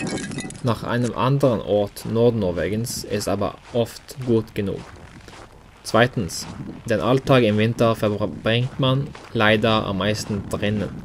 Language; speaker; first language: German; non-native, learner; Norwegian